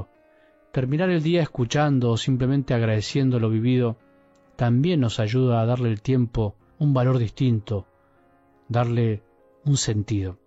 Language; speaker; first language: Spanish; native; Spanish